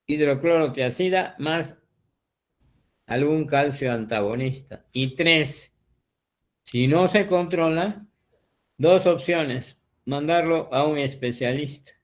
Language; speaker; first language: Spanish; native; Spanish